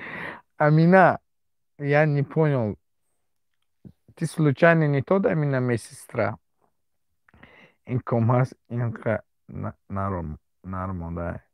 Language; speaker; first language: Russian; non-native, learner; Tajik